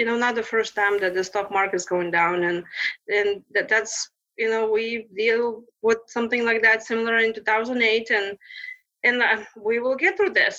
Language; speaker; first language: English; non-native, fluent; Lithuanian